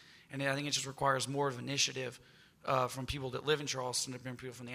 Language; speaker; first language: English; native; English